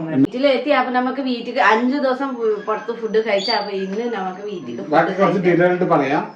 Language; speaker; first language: Malayalam; non-native, learner; Nepali